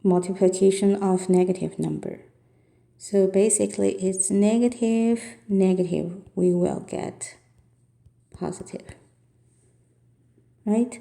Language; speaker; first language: English; non-native, fluent; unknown